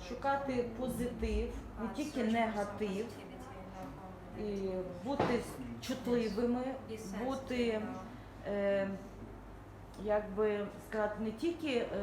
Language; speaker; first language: Ukrainian; native; Ukrainian